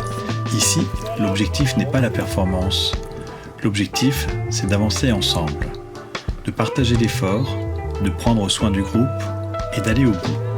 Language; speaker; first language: French; native; French